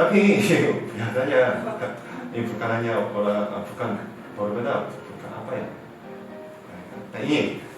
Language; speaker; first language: Indonesian; non-native, learner; Korean